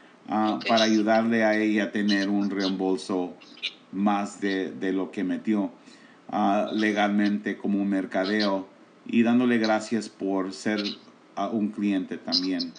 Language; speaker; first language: Spanish; early bilingual, heritage; Spanish